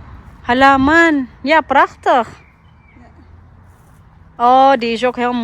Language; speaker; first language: Dutch; non-native, learner; Waray